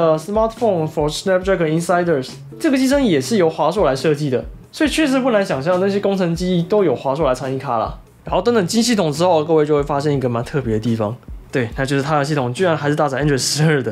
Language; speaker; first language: Chinese; native; Chinese